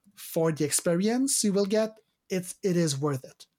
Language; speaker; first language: English; non-native, fluent; French